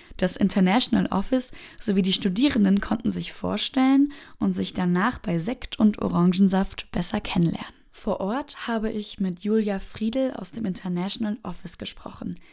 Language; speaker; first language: German; native; German